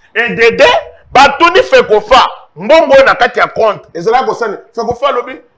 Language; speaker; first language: Lingala; non-native, local second language; Luba-Lulua